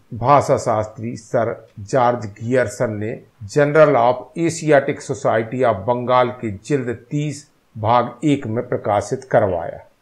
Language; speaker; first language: Hindi; native; Hindi